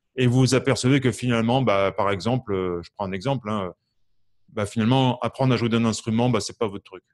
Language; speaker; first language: French; native; French